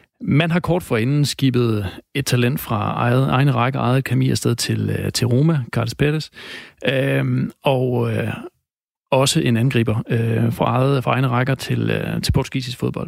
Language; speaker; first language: Danish; native; Danish